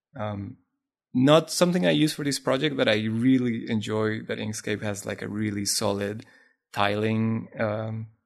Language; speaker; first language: English; non-native, fluent; Spanish